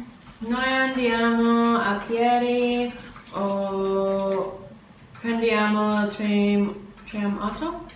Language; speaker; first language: Italian; non-native, learner; English